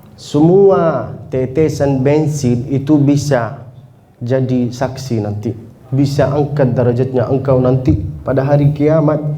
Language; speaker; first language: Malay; non-native, fluent; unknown